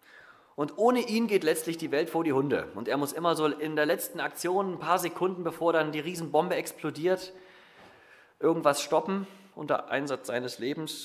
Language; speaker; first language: German; native; German